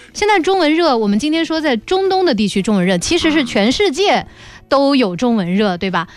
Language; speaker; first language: Chinese; native; Chinese